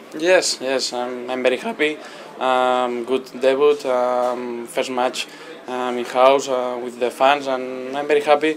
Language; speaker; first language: English; non-native, learner; Spanish